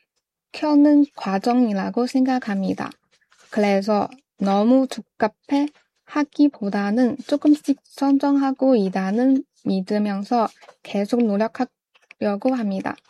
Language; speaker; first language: Korean; non-native, learner; Chinese